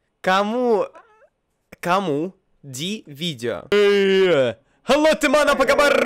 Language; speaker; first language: Indonesian; non-native, learner; Russian